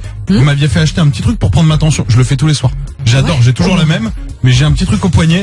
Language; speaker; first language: French; native; French